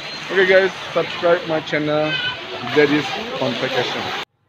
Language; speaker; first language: English; non-native, fluent; Indonesian